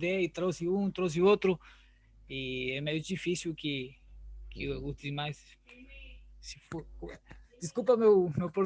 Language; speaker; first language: Portuguese; non-native, learner; Spanish